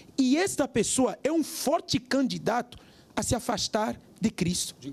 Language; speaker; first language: Portuguese; non-native, fluent; French